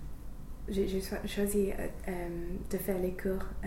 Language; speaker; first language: French; non-native, learner; English